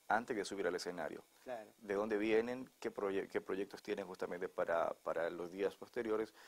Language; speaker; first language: Spanish; native; Spanish